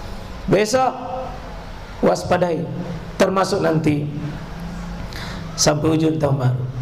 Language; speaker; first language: Indonesian; native; Indonesian